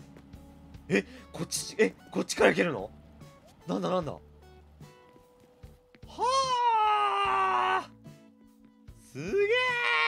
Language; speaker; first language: Japanese; native; Japanese